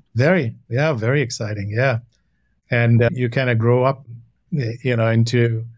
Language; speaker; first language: English; non-native, local second language; Hindi